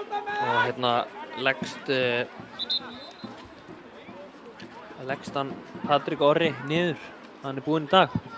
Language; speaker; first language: Icelandic; native; Icelandic